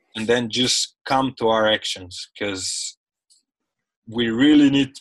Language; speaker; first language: English; non-native, fluent; Slovenian